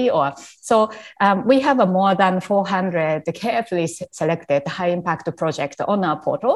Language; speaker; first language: English; non-native, fluent; Japanese